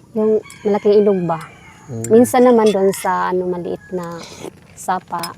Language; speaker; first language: Filipino; non-native, local second language; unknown